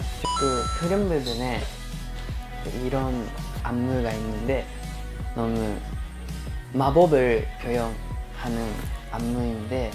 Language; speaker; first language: Korean; non-native, fluent; Japanese